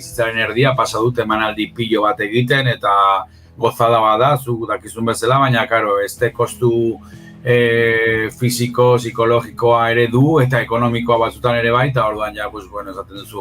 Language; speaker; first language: Basque; native; Basque